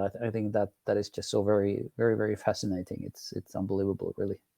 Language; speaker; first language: English; non-native, fluent; Finnish